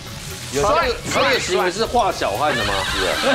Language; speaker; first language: Chinese; native; Chinese